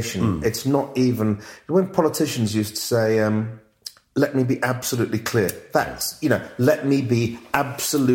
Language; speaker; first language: English; native; English